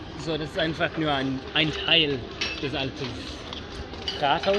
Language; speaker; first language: German; non-native, learner; English